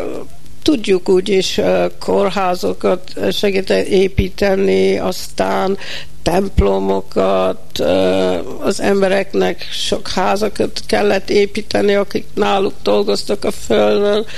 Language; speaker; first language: Hungarian; early bilingual, heritage; Hungarian